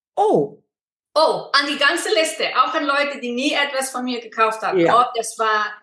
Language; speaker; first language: German; non-native, fluent; Icelandic